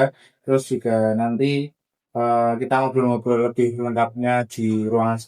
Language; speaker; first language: Indonesian; native; Indonesian